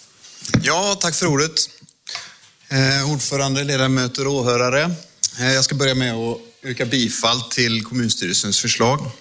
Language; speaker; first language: Swedish; native; Swedish